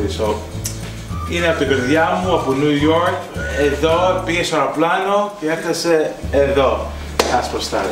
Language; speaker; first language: Greek; early bilingual, heritage; English